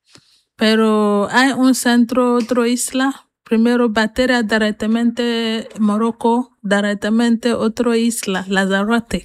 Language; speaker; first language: Spanish; non-native, learner; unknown